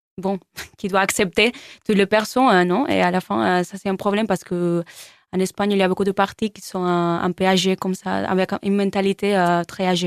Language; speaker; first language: French; non-native, learner; Spanish